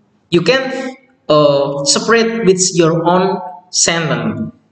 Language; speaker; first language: English; non-native, fluent; Indonesian